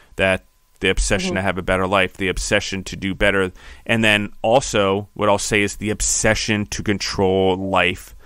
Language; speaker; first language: English; native; English